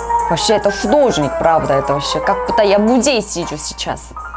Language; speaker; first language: Russian; non-native, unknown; Korean